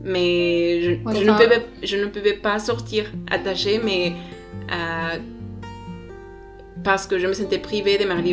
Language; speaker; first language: French; non-native, learner; Spanish